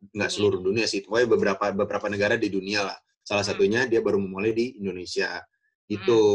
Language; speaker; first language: Indonesian; native; Indonesian